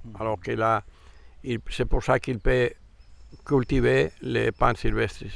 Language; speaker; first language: French; non-native, fluent; Spanish